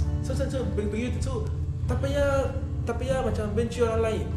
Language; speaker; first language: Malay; non-native, learner; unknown